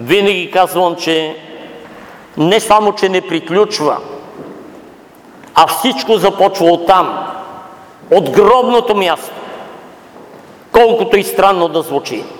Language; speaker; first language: Bulgarian; native; Bulgarian